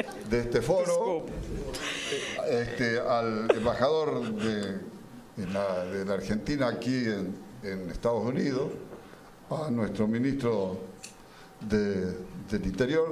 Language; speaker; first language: Spanish; native; Spanish